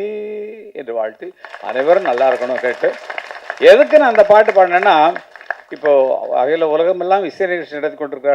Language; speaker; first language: Tamil; native; Tamil